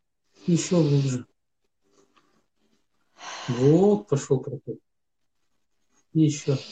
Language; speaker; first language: Russian; native; Russian